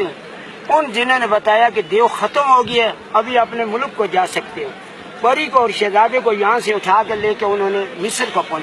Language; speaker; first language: Hindi; non-native, local second language; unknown